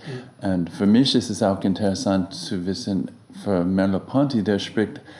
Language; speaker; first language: German; non-native, learner; English